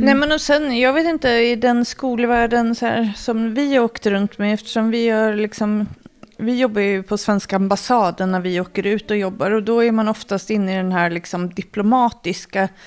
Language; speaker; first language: Swedish; native; Swedish